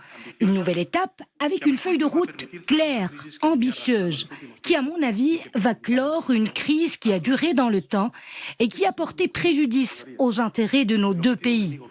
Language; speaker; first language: French; non-native, local second language; Arabic